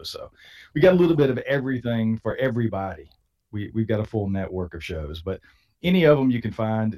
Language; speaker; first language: English; native; English